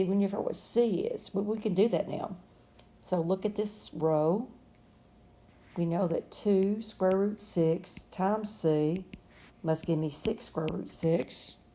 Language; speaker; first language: English; native; English